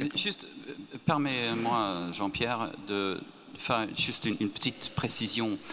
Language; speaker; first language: French; non-native, fluent; Swedish